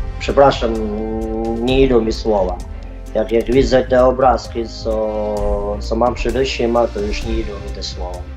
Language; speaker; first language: Polish; non-native, fluent; Ukrainian